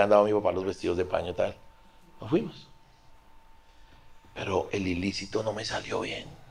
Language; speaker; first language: Spanish; native; Spanish